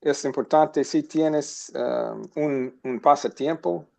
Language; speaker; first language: Spanish; non-native, learner; English